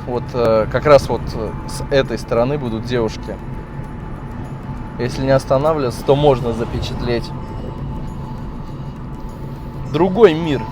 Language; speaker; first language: Russian; native; Russian